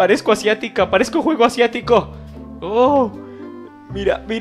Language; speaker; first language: Spanish; native; Spanish